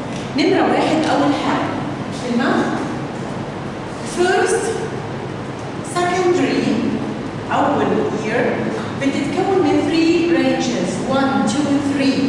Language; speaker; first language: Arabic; native; Arabic